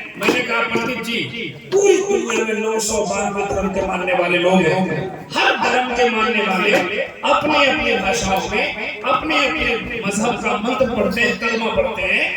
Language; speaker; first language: Hindi; non-native, local second language; Maithili